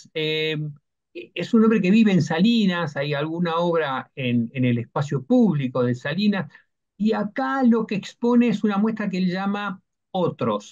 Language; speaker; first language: Spanish; native; Spanish